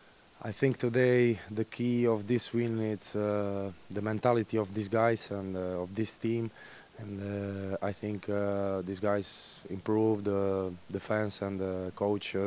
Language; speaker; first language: English; non-native, learner; Croatian